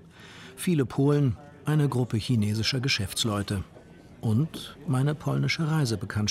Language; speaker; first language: German; native; German